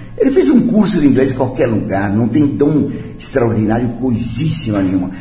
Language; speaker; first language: Portuguese; early bilingual, other home language; Italian